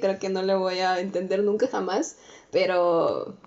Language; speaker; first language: Spanish; non-native, fluent; Russian